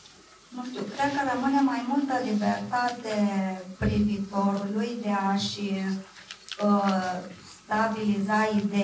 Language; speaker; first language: Romanian; native; Romanian